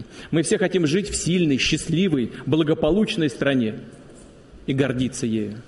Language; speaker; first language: Russian; native; Russian